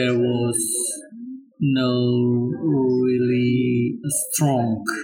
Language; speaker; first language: English; non-native, learner; Indonesian